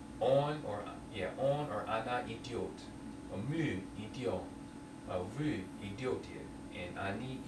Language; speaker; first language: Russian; non-native, learner; English